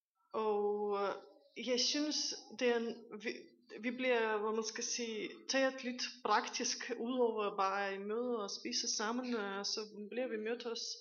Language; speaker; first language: Danish; non-native, fluent; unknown